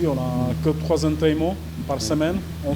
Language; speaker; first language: French; non-native, fluent; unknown